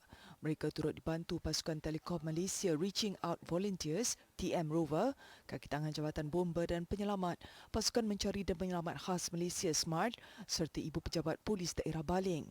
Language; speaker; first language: Malay; native; Malay